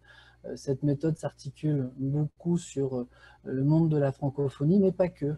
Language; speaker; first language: French; native; French